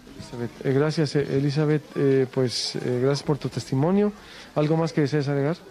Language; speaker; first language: Spanish; native; Spanish